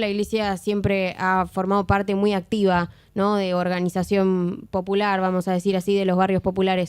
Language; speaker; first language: Spanish; native; Spanish